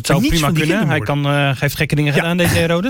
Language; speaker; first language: Dutch; native; Dutch